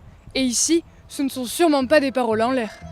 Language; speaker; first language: French; native; French